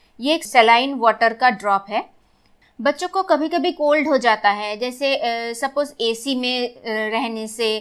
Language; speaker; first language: Hindi; non-native, local second language; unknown